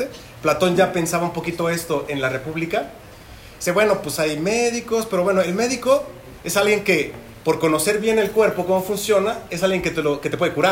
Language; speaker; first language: Spanish; native; Spanish